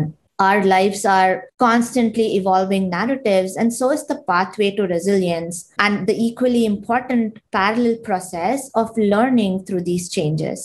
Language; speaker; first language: English; non-native, local second language; Kannada